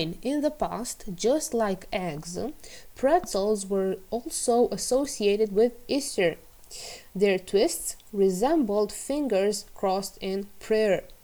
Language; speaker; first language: English; non-native, fluent; Romanian